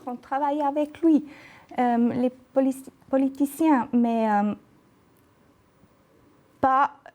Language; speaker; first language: French; non-native, local second language; German